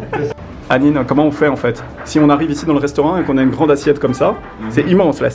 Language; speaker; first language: French; native; French